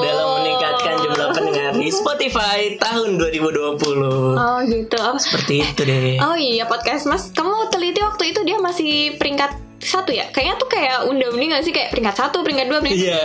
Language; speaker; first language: Indonesian; native; Indonesian